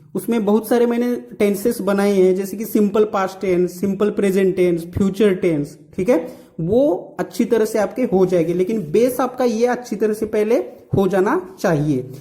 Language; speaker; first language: Hindi; non-native, local second language; Marathi